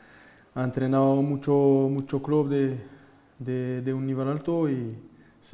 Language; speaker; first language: Spanish; non-native, fluent; French